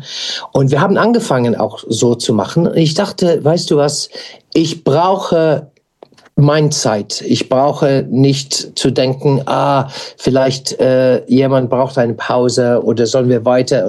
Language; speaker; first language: German; non-native, fluent; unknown